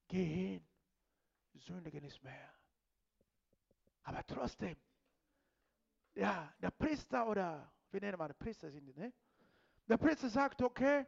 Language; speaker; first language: German; non-native, fluent; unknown